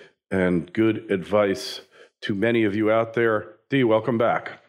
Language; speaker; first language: English; native; English